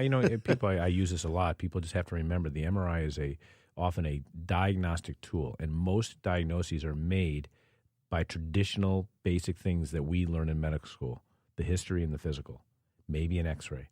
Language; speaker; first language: English; native; English